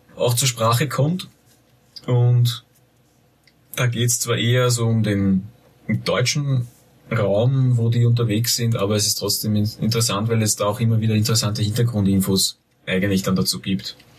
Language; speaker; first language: German; native; German